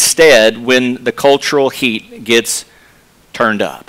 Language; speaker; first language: English; native; English